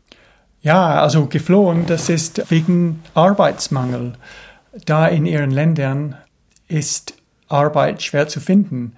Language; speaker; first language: German; non-native, fluent; English